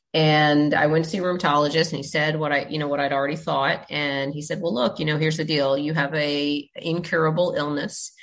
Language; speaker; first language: English; native; English